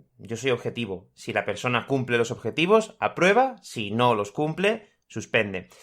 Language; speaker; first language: Spanish; native; Spanish